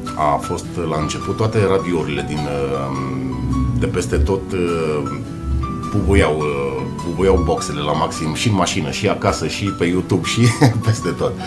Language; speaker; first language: Romanian; native; Romanian